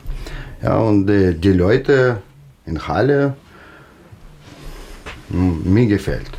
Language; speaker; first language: German; non-native, learner; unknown